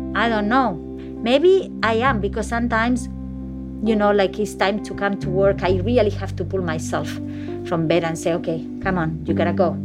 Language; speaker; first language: English; non-native, fluent; Spanish